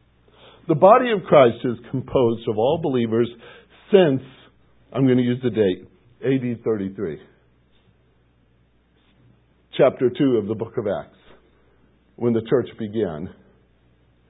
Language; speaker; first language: English; native; English